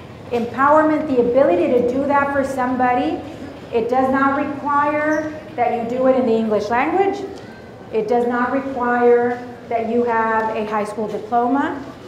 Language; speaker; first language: English; early bilingual, other home language; Spanish